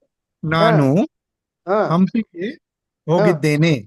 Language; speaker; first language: Kannada; non-native, learner; English